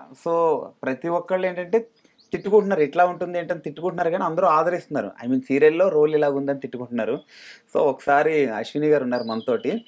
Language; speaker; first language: Telugu; native; Telugu